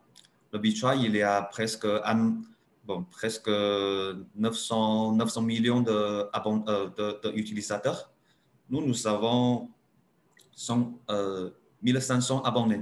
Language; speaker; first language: French; non-native, learner; Chinese